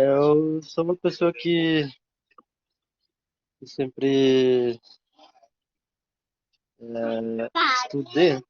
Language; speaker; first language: Portuguese; non-native, local second language; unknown